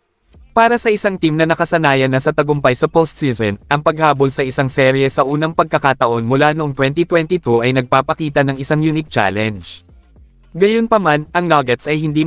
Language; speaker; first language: Filipino; native; Filipino